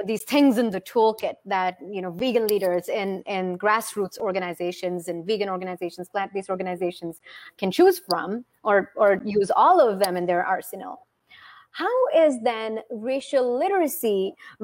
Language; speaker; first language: English; non-native, local second language; Hindi